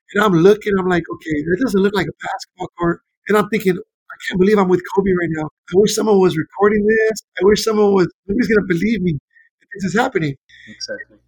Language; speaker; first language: English; native; English